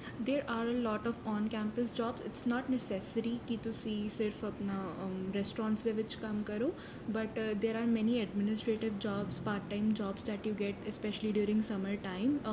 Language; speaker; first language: English; non-native, local second language; Punjabi